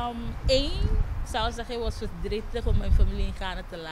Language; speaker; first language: Dutch; non-native, fluent; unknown